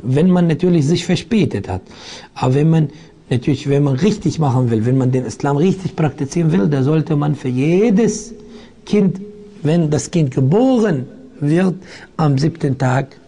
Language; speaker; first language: German; non-native, fluent; Arabic